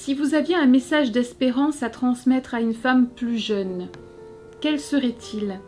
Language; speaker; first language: French; native; French